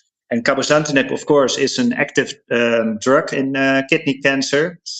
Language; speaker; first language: English; non-native, fluent; Dutch